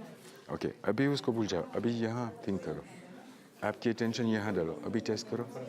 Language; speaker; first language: Hindi; non-native, learner; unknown